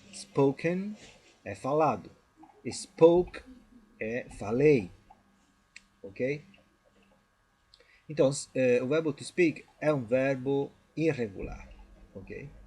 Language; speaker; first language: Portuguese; non-native, fluent; Italian